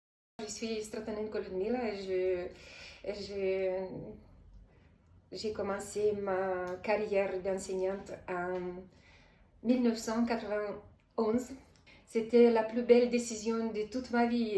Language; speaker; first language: French; non-native, fluent; Romanian